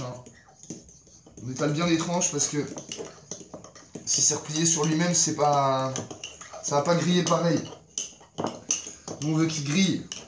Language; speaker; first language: French; native; French